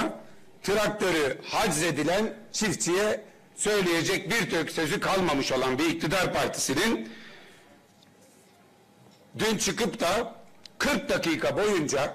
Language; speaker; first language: Turkish; native; Turkish